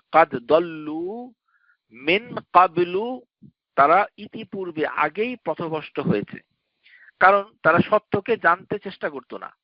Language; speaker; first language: Bangla; native; Bangla